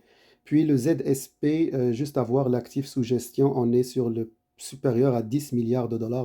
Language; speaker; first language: French; native; French